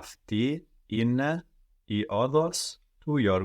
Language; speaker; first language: Greek; non-native, learner; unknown